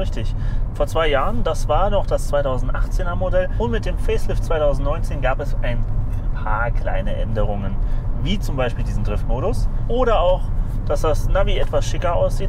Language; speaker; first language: German; native; German